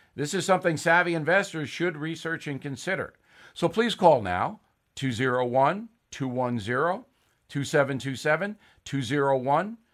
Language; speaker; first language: English; native; English